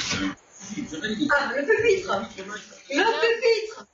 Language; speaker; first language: French; native; French